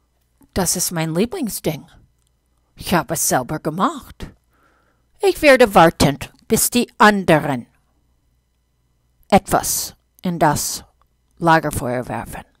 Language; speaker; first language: German; non-native, fluent; English